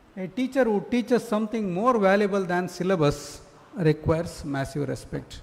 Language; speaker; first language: English; non-native, local second language; Kannada